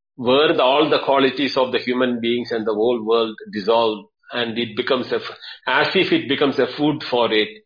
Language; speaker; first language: English; non-native, local second language; Tamil